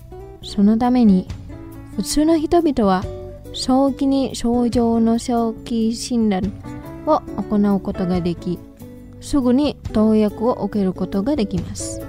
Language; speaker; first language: Japanese; non-native, fluent; Indonesian